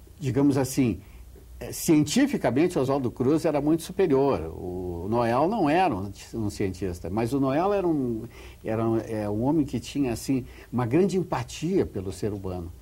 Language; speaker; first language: Portuguese; native; Portuguese